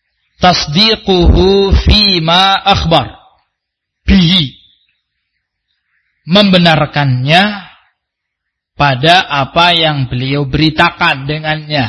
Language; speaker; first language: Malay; non-native, local second language; Javanese